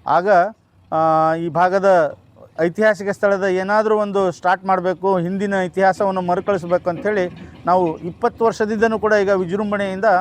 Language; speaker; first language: Kannada; non-native, local second language; Lambadi